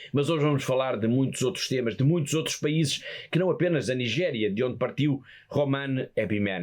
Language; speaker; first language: Portuguese; native; Portuguese